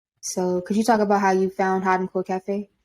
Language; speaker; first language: English; native; English